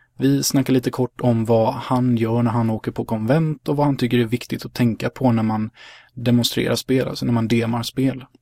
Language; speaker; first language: Swedish; early bilingual, other home language; Hungarian